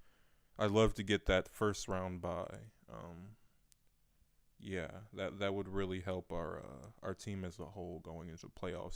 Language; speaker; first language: English; native; English